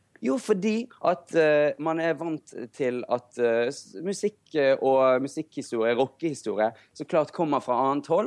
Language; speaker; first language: Norwegian; native; Norwegian